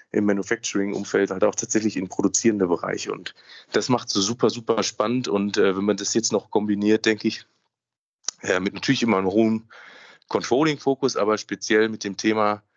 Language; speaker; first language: German; native; German